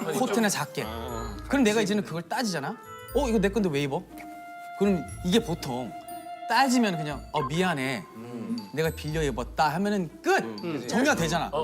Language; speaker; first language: Korean; early bilingual, heritage; Korean